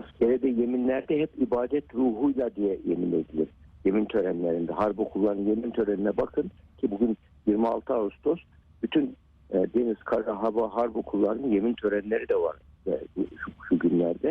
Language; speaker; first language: Turkish; native; Turkish